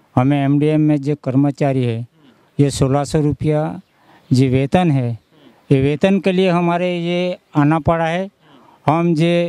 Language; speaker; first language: Hindi; non-native, local second language; Gujarati